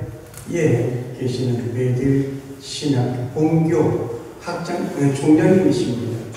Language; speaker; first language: Korean; native; Korean